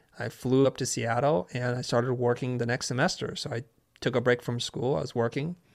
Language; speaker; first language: English; early bilingual, other home language; Vietnamese